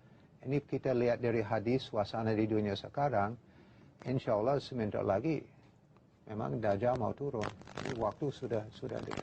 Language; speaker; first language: Indonesian; non-native, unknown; English